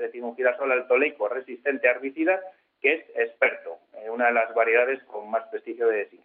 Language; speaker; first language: Spanish; native; Spanish